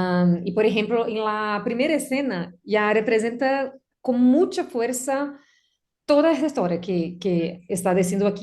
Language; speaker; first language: Spanish; non-native, learner; Portuguese